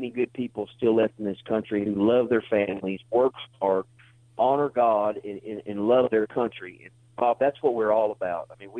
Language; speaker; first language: English; native; English